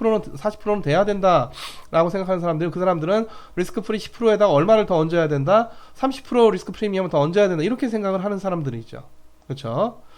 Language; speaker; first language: Korean; native; Korean